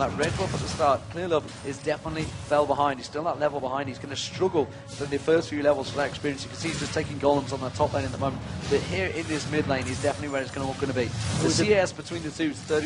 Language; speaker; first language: English; native; English